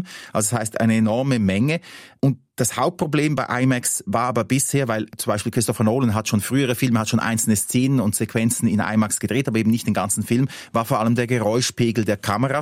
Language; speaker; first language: German; native; German